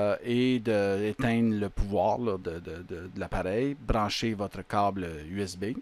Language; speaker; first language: French; native; French